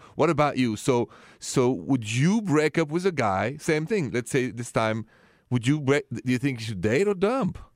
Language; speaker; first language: English; non-native, fluent; French